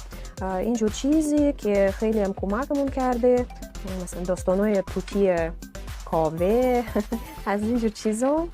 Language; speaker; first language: Persian; non-native, fluent; Russian